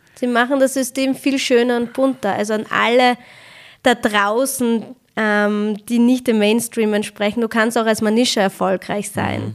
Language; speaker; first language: German; early bilingual, other home language; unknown